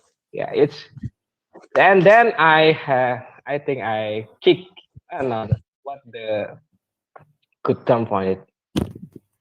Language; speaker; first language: English; non-native, learner; Indonesian